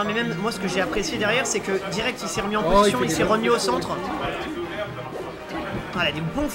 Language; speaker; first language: French; native; French